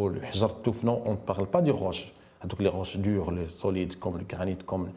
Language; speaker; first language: French; non-native, local second language; Arabic